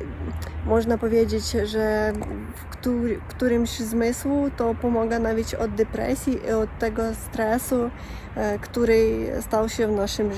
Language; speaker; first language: Polish; non-native, learner; Russian